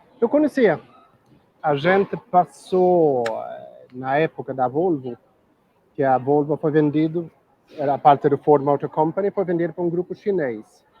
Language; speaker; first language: Portuguese; non-native, fluent; Swedish